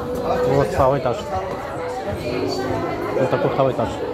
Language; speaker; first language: Russian; non-native, local second language; Azerbaijani